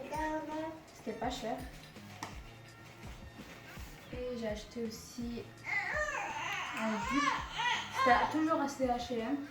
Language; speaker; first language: French; non-native, fluent; Arabic